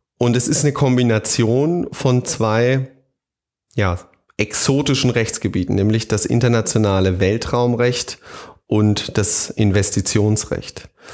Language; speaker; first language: German; native; German